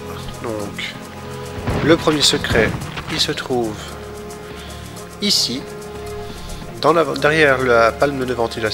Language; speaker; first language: French; native; French